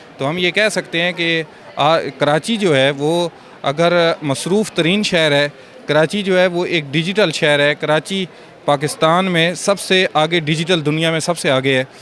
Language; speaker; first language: Urdu; native; Urdu